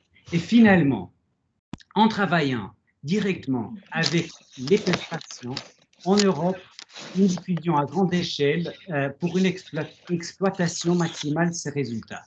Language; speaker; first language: French; non-native, fluent; Portuguese